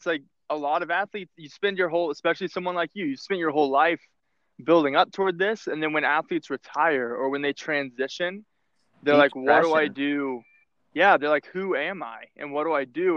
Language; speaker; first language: English; native; English